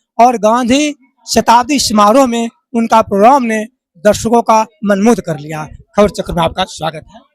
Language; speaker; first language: Hindi; native; Hindi